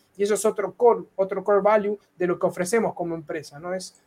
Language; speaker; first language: Spanish; native; Spanish